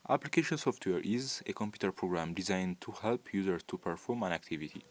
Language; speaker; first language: English; non-native, local second language; Amharic